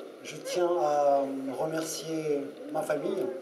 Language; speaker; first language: French; non-native, fluent; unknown